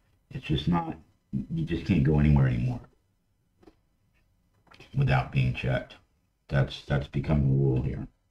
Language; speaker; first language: English; native; English